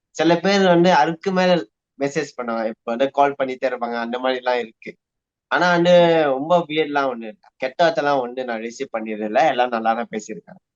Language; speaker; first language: Tamil; native; Tamil